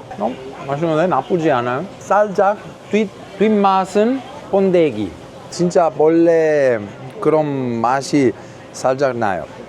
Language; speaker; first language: Korean; non-native, fluent; Italian